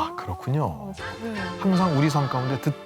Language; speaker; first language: Korean; native; Korean